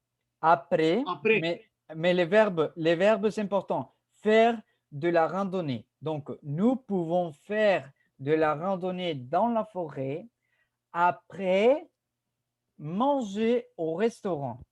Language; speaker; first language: French; non-native, fluent; Spanish